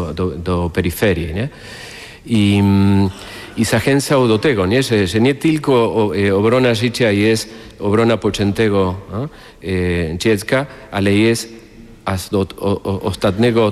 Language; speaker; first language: Polish; non-native, fluent; Spanish